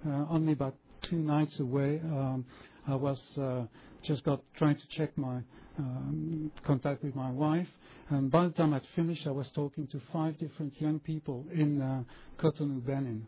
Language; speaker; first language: English; non-native, fluent; French